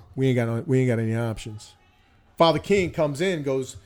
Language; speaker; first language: English; early bilingual, other home language; Korean